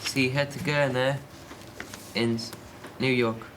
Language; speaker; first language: German; non-native, learner; English